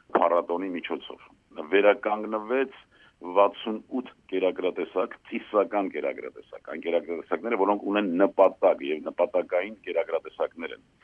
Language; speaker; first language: Armenian; native; Armenian